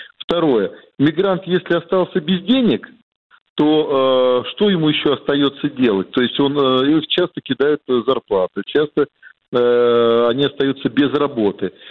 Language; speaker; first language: Russian; native; Russian